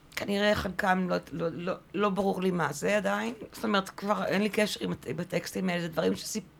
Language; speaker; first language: Hebrew; early bilingual, other home language; French